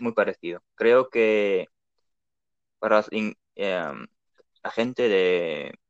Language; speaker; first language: Spanish; non-native, fluent; Dutch